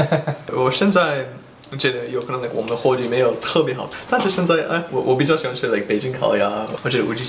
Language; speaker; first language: Chinese; non-native, fluent; English